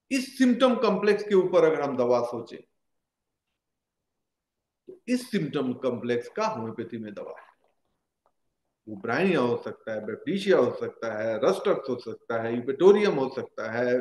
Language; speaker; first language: Hindi; native; Hindi